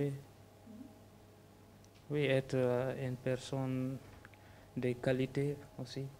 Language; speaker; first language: French; non-native, learner; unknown